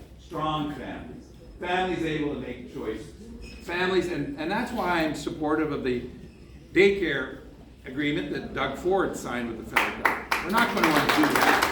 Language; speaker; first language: English; non-native, local second language; French